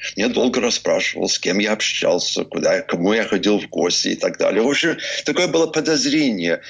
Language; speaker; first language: Russian; non-native, fluent; English